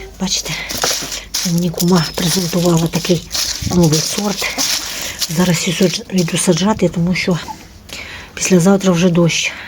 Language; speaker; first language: Ukrainian; native; Ukrainian